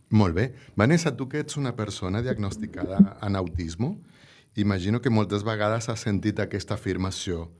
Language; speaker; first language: Catalan; non-native, local second language; Spanish